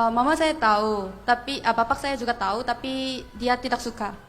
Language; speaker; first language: Indonesian; non-native, fluent; Korean